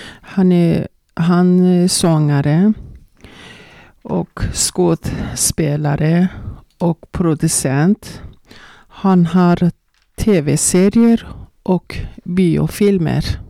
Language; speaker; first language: Swedish; non-native, learner; Arabic